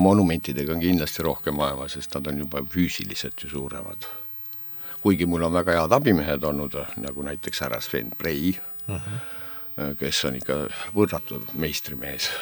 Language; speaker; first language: Estonian; native; Estonian